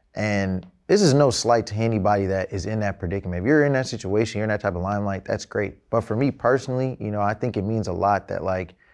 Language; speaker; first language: English; native; English